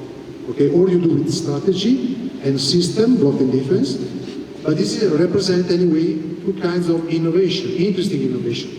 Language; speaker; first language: English; non-native, fluent; Italian